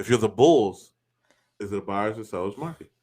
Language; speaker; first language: English; native; English